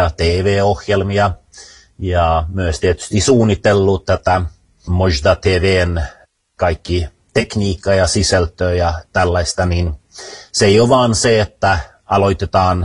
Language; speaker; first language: Finnish; early bilingual, heritage; Finnish